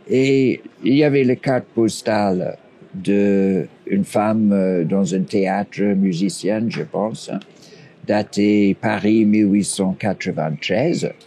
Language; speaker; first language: French; non-native, fluent; English